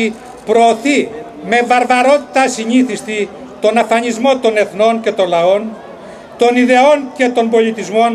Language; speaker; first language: Greek; native; Greek